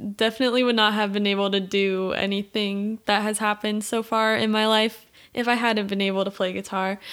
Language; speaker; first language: English; native; English